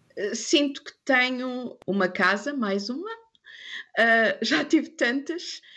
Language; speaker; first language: Portuguese; non-native, fluent; English